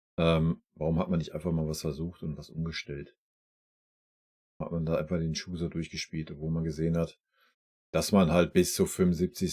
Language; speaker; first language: German; native; German